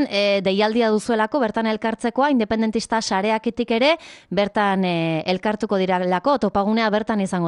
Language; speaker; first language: Basque; native; Basque